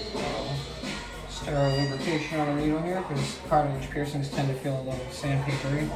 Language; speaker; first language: English; native; English